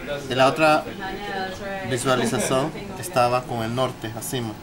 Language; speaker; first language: Spanish; native; Spanish